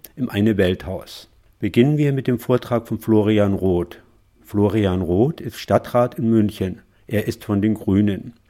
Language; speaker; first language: German; native; German